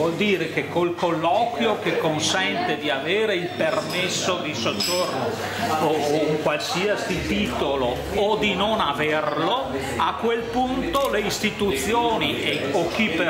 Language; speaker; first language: Italian; native; Italian